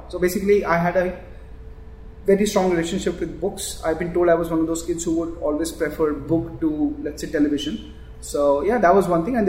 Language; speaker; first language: English; non-native, local second language; Hindi